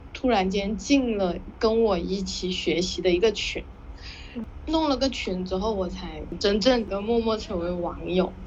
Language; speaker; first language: Chinese; non-native, local second language; Hakka Chinese